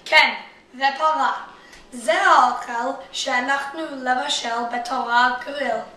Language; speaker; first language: Hebrew; non-native, learner; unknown